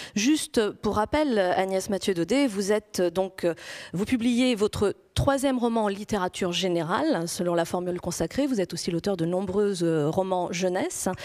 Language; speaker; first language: French; non-native, fluent; Greek